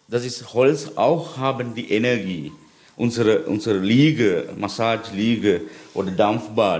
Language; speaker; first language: German; non-native, learner; Sinhala